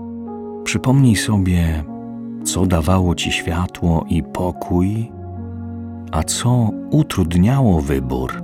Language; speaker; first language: Polish; native; Polish